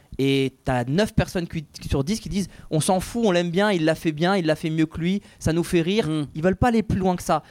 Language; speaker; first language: French; native; French